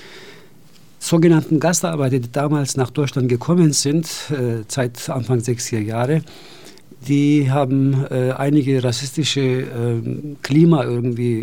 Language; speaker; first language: German; non-native, fluent; Turkish